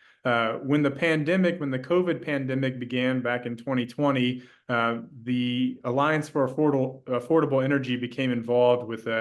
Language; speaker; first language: English; native; English